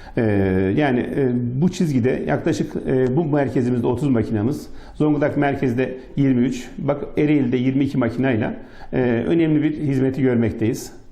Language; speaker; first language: Turkish; native; Turkish